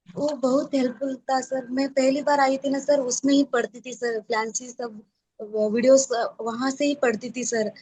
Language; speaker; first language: Hindi; non-native, local second language; Kannada